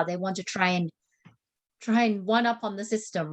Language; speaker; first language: English; native; English